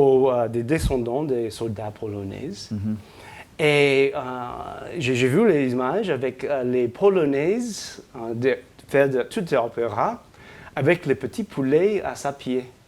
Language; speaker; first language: French; non-native, fluent; English